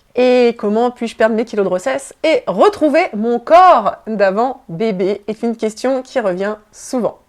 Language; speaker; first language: French; native; French